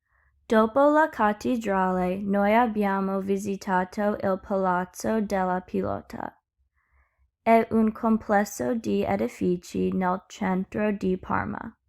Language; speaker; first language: Italian; non-native, learner; English